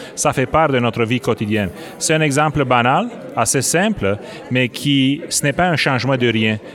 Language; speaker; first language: French; non-native, fluent; Romanian